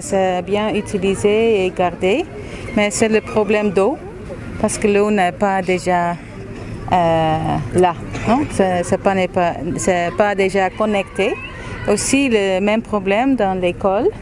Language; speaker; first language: French; non-native, fluent; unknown